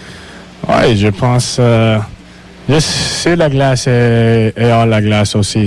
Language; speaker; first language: French; non-native, learner; English